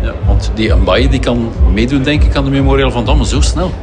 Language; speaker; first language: Dutch; native; Dutch